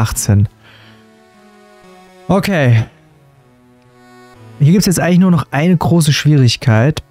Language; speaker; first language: German; native; German